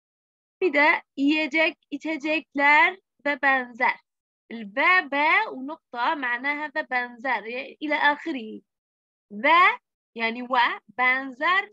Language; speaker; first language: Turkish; non-native, fluent; Arabic